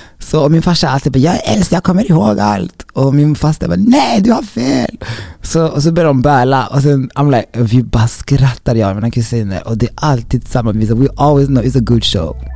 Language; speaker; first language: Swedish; early bilingual, other home language; Rundi